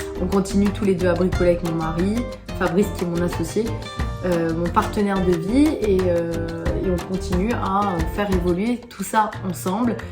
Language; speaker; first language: French; non-native, local second language; Morisyen